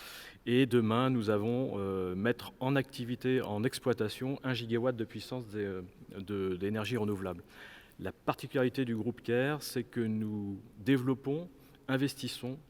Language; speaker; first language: French; native; French